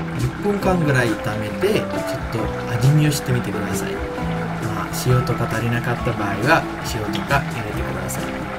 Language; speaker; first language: Japanese; non-native, learner; Sinhala